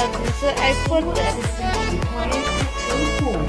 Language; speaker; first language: English; non-native, learner; Filipino